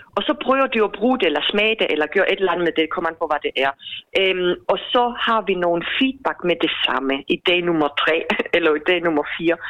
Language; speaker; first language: Danish; non-native, fluent; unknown